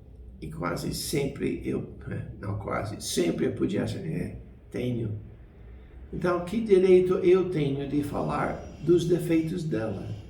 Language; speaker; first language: Portuguese; non-native, fluent; English